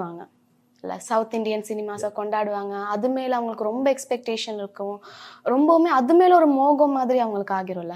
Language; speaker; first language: Tamil; native; Tamil